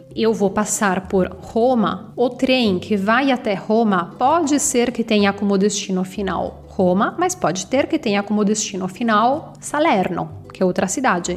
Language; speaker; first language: Portuguese; non-native, fluent; Italian